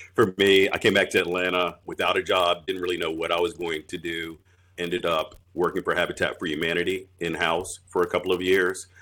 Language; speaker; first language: English; native; English